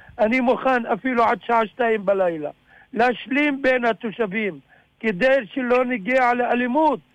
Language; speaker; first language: Hebrew; non-native, local second language; Arabic